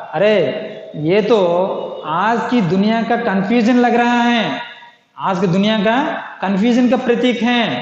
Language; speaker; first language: Hindi; non-native, local second language; Telugu